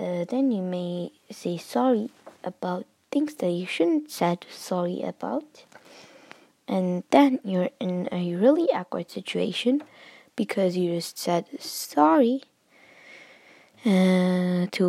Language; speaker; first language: English; native; English